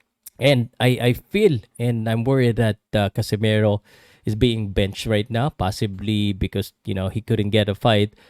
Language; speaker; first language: English; non-native, local second language; Filipino